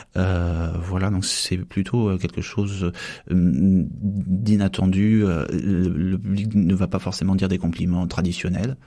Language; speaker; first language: French; native; French